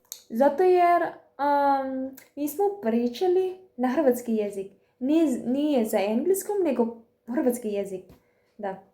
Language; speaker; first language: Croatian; non-native, learner; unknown